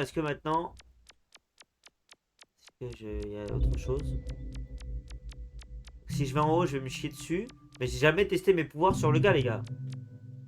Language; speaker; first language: French; native; French